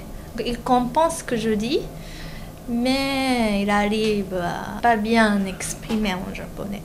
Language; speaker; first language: French; non-native, fluent; Japanese